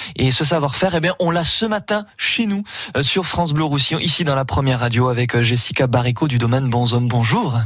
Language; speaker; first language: French; native; French